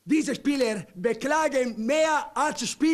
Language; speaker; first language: German; non-native, learner; Italian